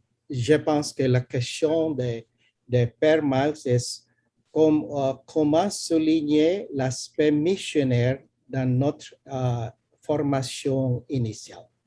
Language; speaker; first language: French; non-native, learner; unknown